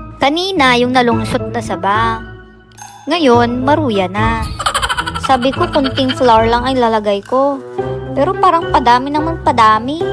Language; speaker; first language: Filipino; non-native, local second language; Iloko